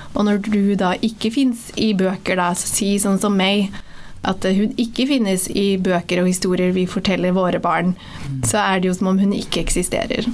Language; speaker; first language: Norwegian; early bilingual, other home language; Somali